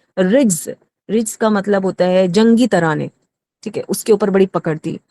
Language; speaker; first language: Urdu; native; Urdu